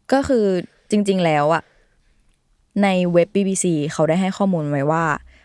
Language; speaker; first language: Thai; native; Thai